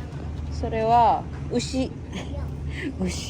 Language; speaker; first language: Japanese; non-native, fluent; Filipino